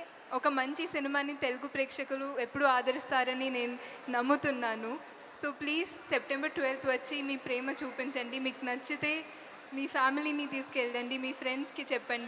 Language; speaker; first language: Telugu; non-native, fluent; Tulu